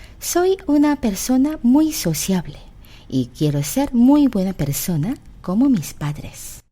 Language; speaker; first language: Spanish; non-native, fluent; Korean